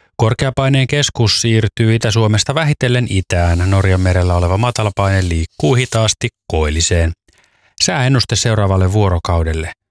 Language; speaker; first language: Finnish; native; Finnish